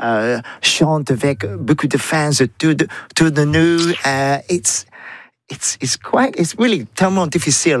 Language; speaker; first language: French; non-native, learner; English